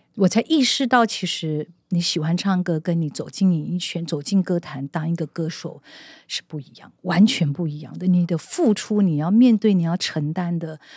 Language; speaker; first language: Chinese; native; Chinese